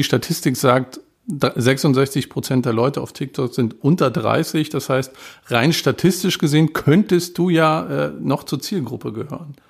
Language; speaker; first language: German; native; German